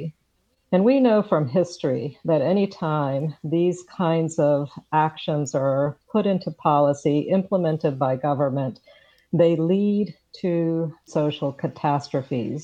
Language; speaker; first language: English; native; English